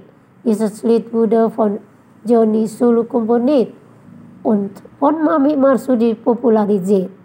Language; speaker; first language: German; non-native, fluent; Indonesian